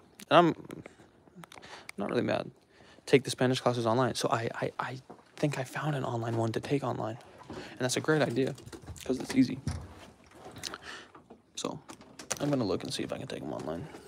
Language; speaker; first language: English; native; English